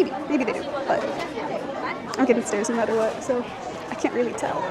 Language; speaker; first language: English; native; English